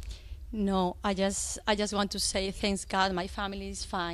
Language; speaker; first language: English; non-native, fluent; Spanish